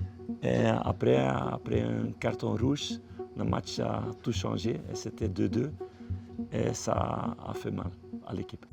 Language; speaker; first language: French; non-native, local second language; Dutch